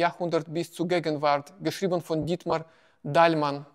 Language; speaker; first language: German; non-native, fluent; Russian